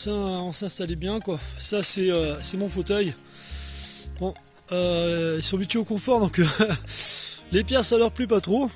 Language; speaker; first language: French; native; French